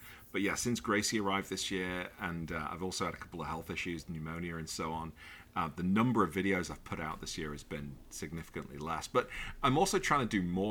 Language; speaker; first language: English; native; English